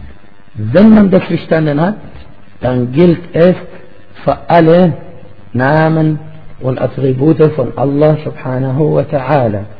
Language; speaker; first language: German; non-native, fluent; Arabic